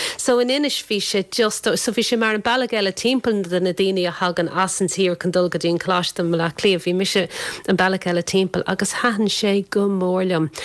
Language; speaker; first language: Irish; non-native, local second language; English